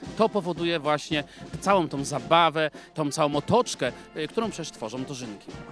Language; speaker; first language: Polish; native; Polish